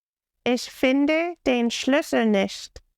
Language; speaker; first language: German; non-native, fluent; English